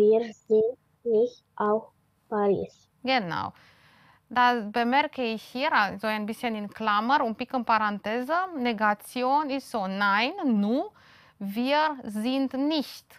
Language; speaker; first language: German; non-native, fluent; Romanian